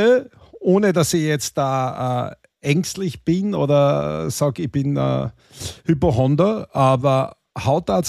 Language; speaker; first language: German; native; German